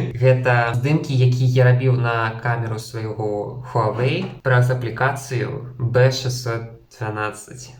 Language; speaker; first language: Belarusian; non-native, local second language; Russian